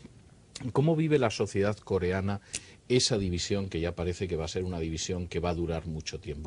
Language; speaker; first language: Spanish; native; Spanish